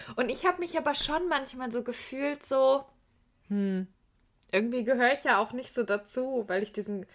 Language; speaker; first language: German; early bilingual, other home language; Persian